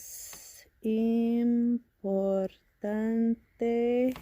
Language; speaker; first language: Spanish; non-native, fluent; English